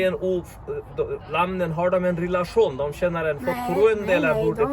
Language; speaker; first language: Swedish; non-native, fluent; Bangla